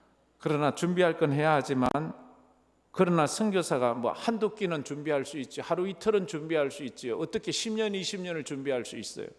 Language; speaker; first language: Korean; native; Korean